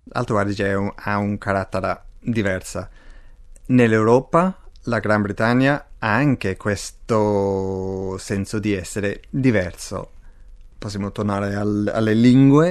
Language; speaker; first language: Italian; non-native, fluent; English